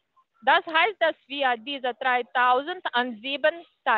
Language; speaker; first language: German; non-native, fluent; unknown